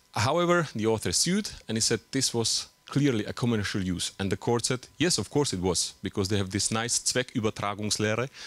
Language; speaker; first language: English; non-native, fluent; Czech